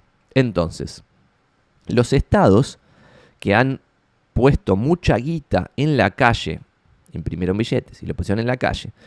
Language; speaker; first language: Spanish; native; Spanish